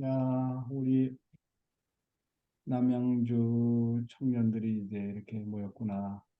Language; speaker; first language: Korean; native; Korean